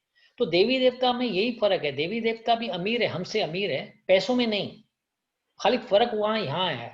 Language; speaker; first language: Hindi; native; Hindi